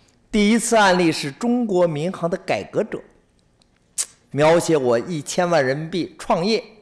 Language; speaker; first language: Chinese; native; Chinese